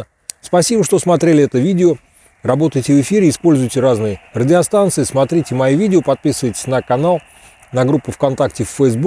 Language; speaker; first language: Russian; native; Russian